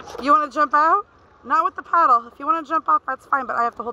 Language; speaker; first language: English; native; English